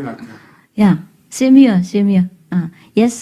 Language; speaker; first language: French; non-native, learner; Vietnamese